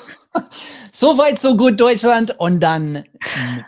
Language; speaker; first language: German; non-native, learner; English